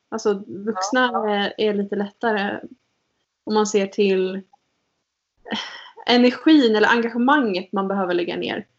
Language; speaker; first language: Swedish; native; Swedish